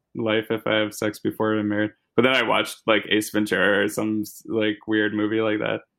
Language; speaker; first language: English; native; English